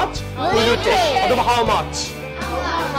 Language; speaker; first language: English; non-native, learner; Bangla